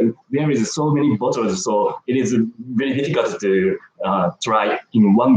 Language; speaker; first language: English; non-native, learner; Japanese